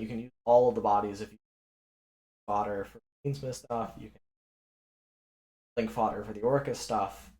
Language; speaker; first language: English; native; English